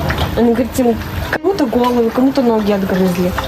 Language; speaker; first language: Russian; native; Russian